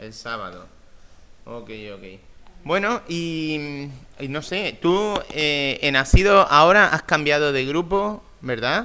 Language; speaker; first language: Spanish; native; Spanish